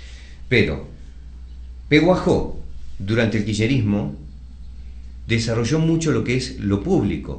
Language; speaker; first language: Spanish; native; Spanish